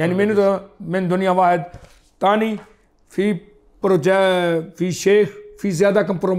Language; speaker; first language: Arabic; non-native, learner; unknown